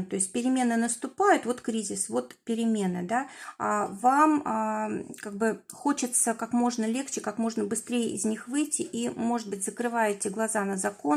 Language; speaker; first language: Russian; native; Russian